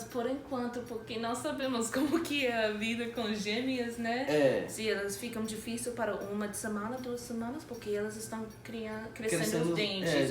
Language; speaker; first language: Portuguese; non-native, fluent; English